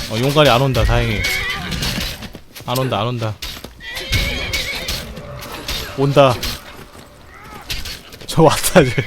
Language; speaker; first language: Korean; native; Korean